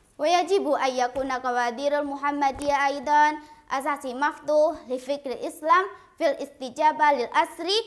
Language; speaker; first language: Arabic; non-native, learner; Indonesian